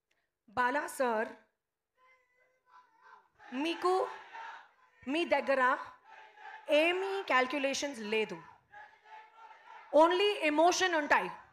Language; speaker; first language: Telugu; non-native, local second language; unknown